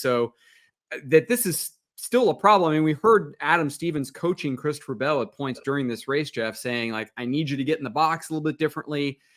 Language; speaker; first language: English; native; English